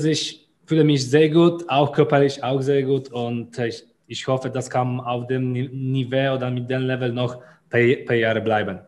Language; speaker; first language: German; non-native, learner; Polish